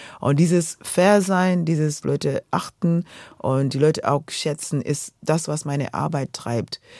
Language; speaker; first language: German; non-native, fluent; Luo (Kenya and Tanzania)